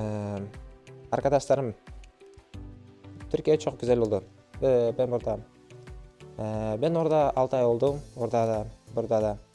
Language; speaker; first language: Turkish; non-native, learner; Kazakh